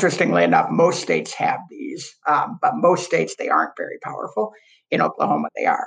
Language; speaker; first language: English; native; English